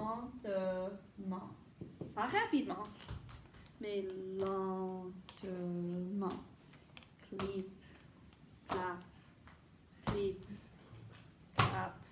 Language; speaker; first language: French; non-native, fluent; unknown